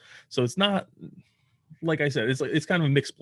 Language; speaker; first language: English; native; English